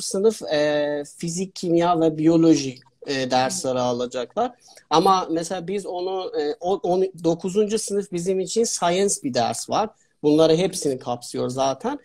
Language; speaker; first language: Turkish; non-native, fluent; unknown